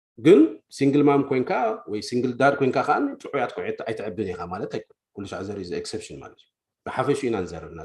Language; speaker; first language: Tigrinya; native; Tigrinya